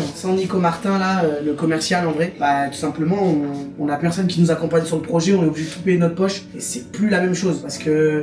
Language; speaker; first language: French; native; French